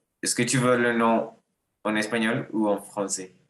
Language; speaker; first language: French; non-native, learner; Spanish